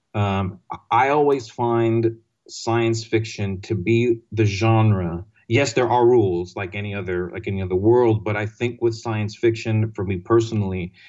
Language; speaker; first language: English; non-native, fluent; Greek